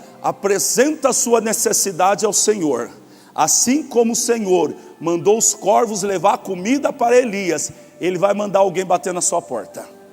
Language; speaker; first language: Portuguese; native; Portuguese